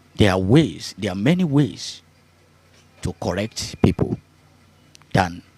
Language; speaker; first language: English; non-native, local second language; Yoruba